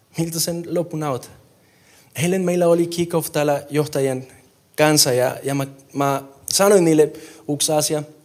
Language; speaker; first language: Finnish; non-native, fluent; Spanish